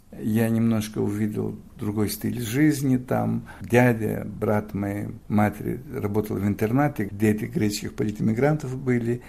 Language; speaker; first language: Russian; non-native, fluent; Greek